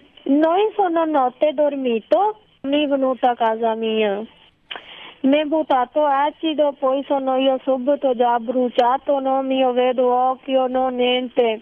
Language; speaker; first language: Italian; non-native, learner; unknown